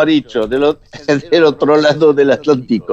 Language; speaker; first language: Spanish; non-native, fluent; French